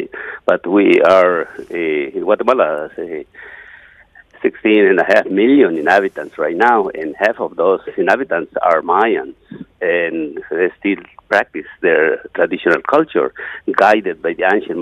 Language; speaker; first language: English; non-native, fluent; Yucateco